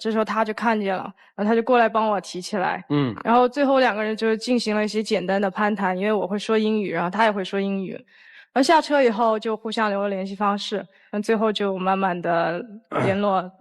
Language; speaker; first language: Chinese; native; Chinese